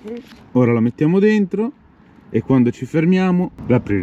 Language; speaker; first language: Italian; native; Italian